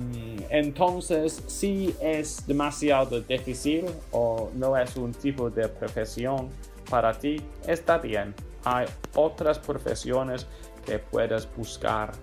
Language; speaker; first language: Spanish; non-native, fluent; English